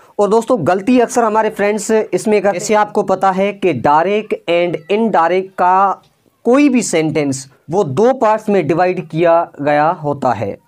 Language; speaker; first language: Urdu; non-native, local second language; Sindhi